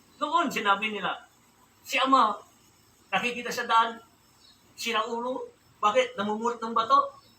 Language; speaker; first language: Filipino; non-native, local second language; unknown